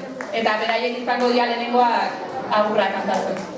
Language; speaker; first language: Basque; native; Basque